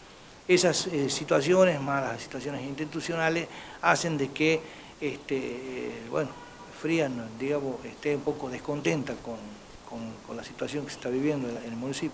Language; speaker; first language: Spanish; native; Spanish